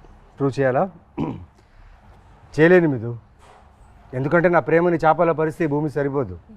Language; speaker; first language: Telugu; native; Telugu